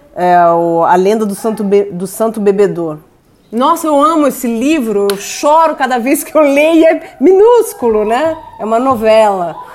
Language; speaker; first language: Portuguese; early bilingual, heritage; Portuguese